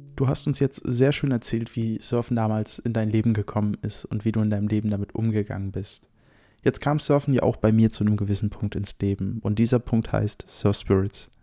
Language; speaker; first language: German; native; German